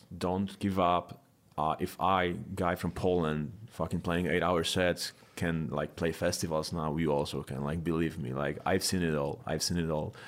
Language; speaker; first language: English; non-native, fluent; Polish